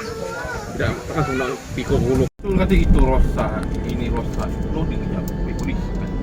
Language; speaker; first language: Malay; native; Malay